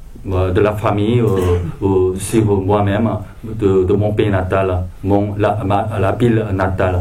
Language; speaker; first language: French; non-native, fluent; Korean